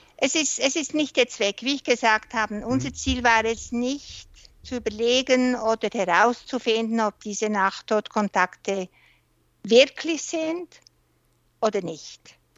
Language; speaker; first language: German; non-native, local second language; French